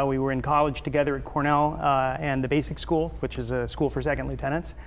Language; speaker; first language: English; native; English